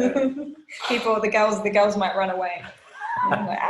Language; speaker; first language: English; non-native, fluent; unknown